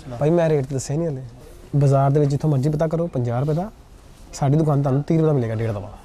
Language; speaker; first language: Punjabi; native; Punjabi